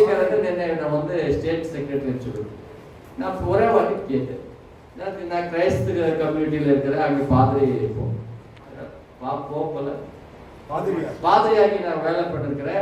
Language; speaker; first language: Tamil; non-native, learner; Kannada